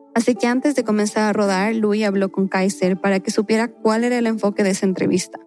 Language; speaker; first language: Spanish; native; Spanish